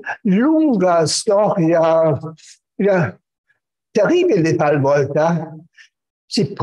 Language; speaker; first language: Italian; non-native, fluent; German